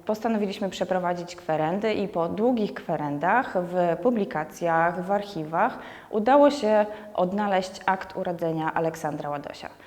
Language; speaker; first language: Polish; native; Polish